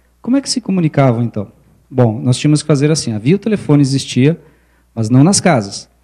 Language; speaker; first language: Portuguese; early bilingual, other home language; Spanish